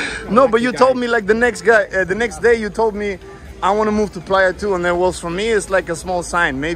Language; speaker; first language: English; non-native, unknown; German